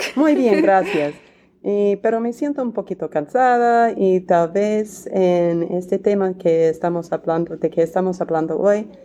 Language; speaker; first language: Spanish; non-native, fluent; English